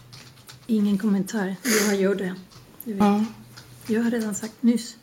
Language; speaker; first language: Swedish; non-native, fluent; Spanish